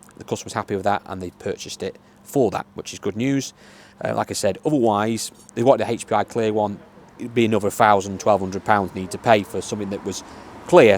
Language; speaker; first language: English; native; English